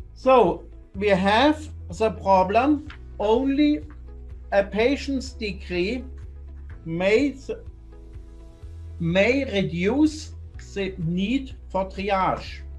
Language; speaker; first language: English; non-native, fluent; German